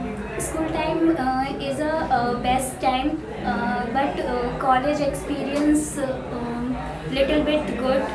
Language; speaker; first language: English; non-native, learner; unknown